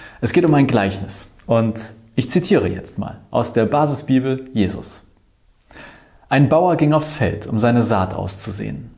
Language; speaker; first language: German; native; German